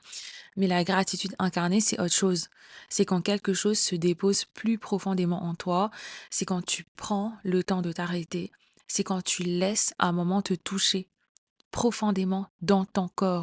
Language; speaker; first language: French; native; French